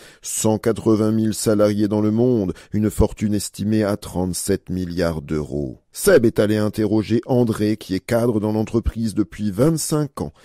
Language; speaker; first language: French; native; French